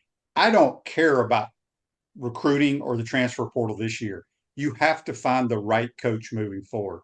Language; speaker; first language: English; native; English